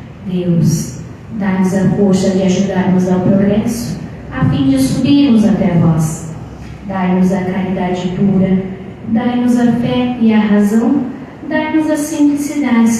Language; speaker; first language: Portuguese; native; Portuguese